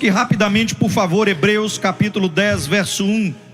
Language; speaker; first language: Portuguese; native; Portuguese